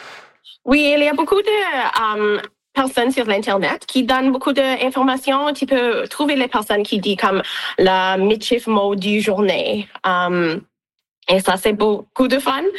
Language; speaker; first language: French; non-native, local second language; English